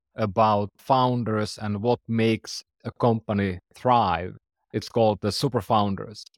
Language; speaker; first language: English; non-native, fluent; Finnish